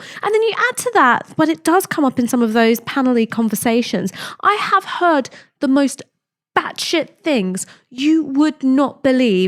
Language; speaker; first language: English; native; English